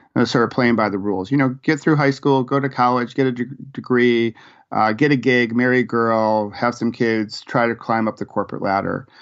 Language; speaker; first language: English; native; English